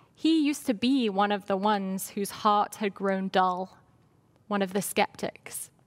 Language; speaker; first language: English; native; English